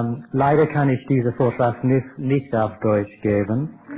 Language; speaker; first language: German; non-native, learner; English